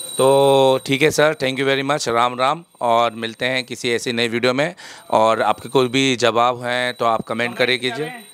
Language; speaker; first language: Hindi; native; Hindi